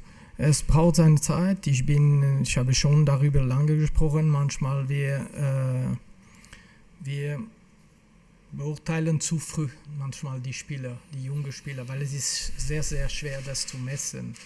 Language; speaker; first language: German; non-native, fluent; French